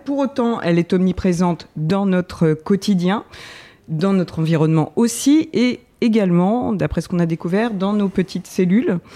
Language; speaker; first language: French; native; French